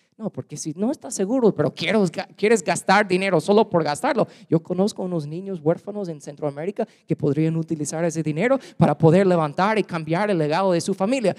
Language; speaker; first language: Spanish; non-native, fluent; English